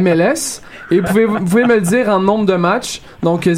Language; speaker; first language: French; native; French